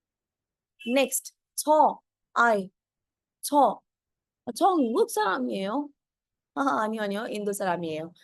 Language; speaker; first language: Korean; non-native, fluent; Hindi